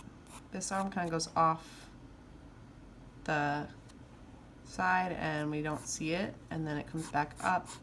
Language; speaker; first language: English; native; English